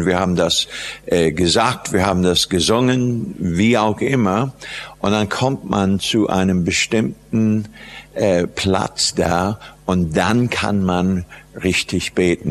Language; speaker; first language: German; non-native, fluent; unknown